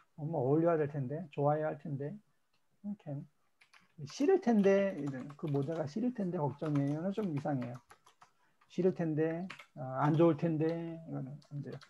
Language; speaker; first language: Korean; native; Korean